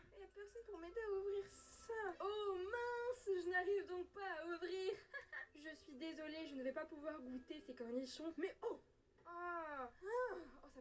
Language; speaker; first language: French; native; French